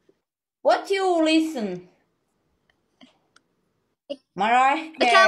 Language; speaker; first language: English; non-native, learner; Croatian